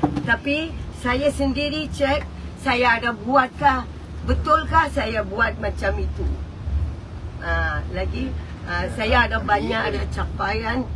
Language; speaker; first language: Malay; non-native, local second language; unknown